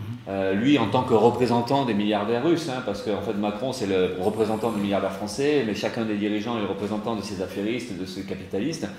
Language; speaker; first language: French; native; French